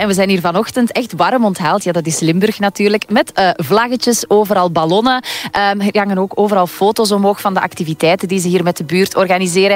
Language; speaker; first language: Dutch; native; Dutch